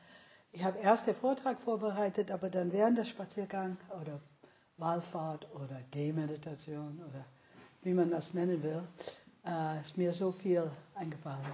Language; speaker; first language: German; non-native, fluent; English